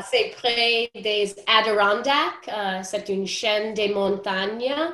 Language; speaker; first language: French; non-native, fluent; English